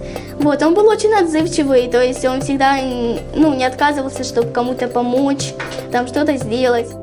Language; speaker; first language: Russian; native; Russian